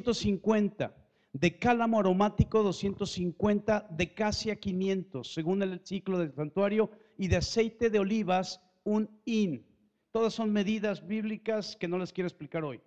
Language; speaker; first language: Spanish; native; Spanish